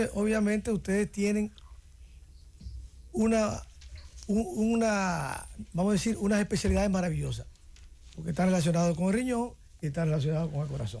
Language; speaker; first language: Spanish; native; Spanish